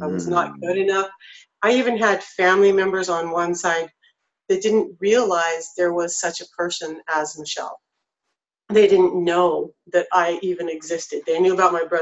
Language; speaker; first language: English; native; English